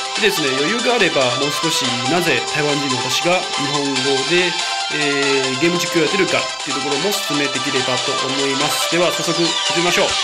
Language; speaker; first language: Japanese; non-native, fluent; Chinese